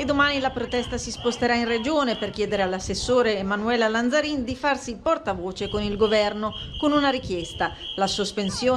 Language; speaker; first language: Italian; native; Italian